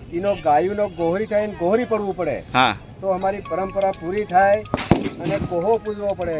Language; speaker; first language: Gujarati; non-native, local second language; Bhili